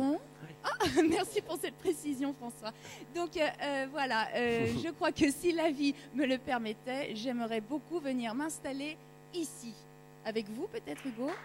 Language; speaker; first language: French; native; French